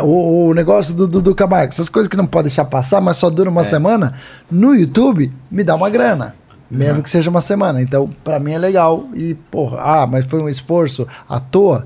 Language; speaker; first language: Portuguese; native; Portuguese